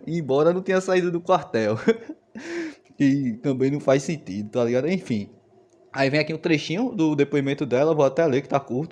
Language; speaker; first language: Portuguese; native; Portuguese